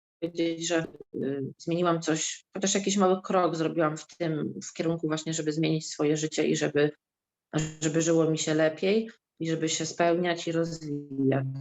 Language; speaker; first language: Polish; native; Polish